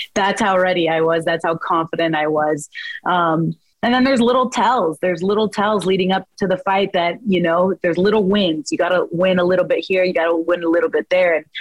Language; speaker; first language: English; native; English